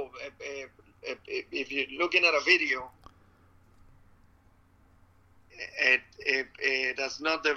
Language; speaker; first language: English; non-native, fluent; Spanish